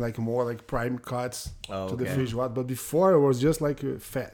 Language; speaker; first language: English; non-native, fluent; Portuguese